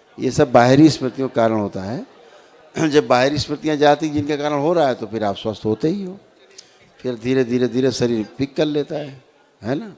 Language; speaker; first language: Hindi; native; Hindi